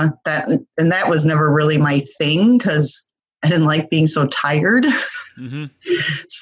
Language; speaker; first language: English; native; English